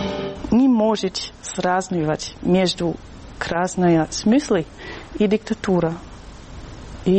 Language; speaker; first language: Russian; non-native, fluent; German